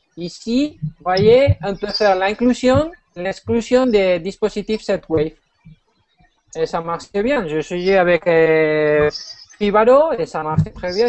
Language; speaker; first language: French; non-native, fluent; Spanish